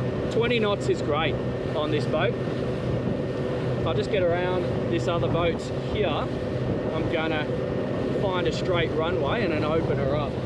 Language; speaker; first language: English; native; English